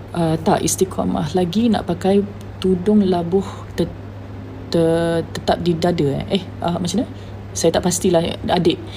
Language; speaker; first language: Malay; native; Malay